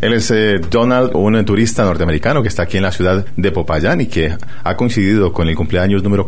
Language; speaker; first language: Spanish; native; Spanish